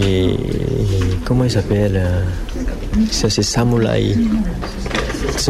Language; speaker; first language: French; non-native, learner; Japanese